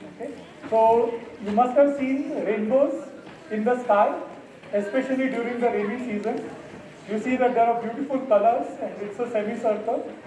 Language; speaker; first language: English; non-native, local second language; Marathi